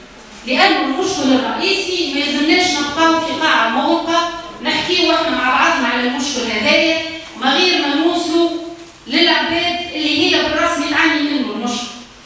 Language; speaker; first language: Arabic; native; Arabic